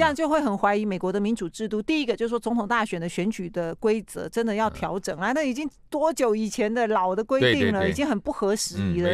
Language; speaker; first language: Chinese; native; Chinese